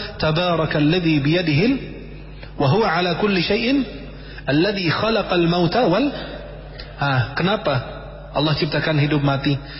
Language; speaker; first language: Indonesian; non-native, fluent; Arabic